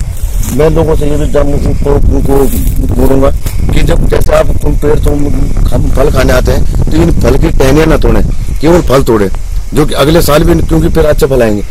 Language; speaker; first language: Hindi; native; Hindi